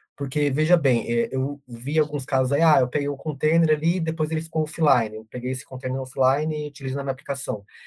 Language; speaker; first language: Portuguese; native; Portuguese